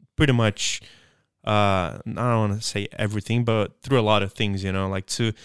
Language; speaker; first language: English; non-native, fluent; Portuguese